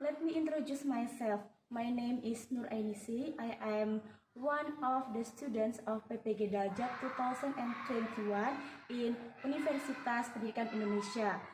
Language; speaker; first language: English; non-native, fluent; Indonesian